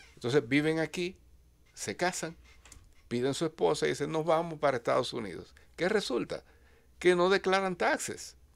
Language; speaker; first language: Spanish; native; Spanish